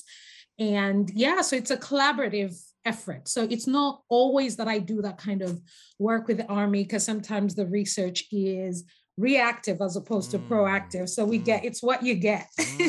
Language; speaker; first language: English; non-native, local second language; Nyanja